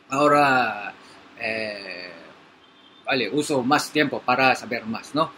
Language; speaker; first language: Spanish; non-native, learner; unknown